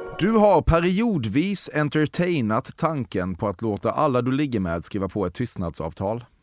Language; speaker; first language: Swedish; native; Swedish